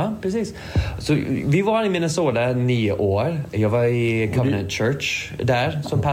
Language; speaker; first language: Swedish; non-native, fluent; English